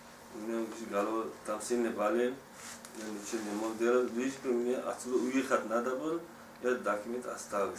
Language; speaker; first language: Russian; non-native, learner; Tajik